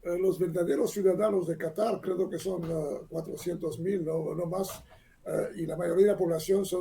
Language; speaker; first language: Spanish; non-native, learner; Hebrew